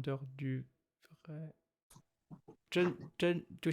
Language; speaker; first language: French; non-native, learner; Chinese